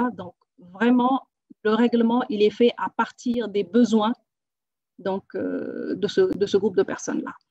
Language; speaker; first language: French; non-native, local second language; Wolof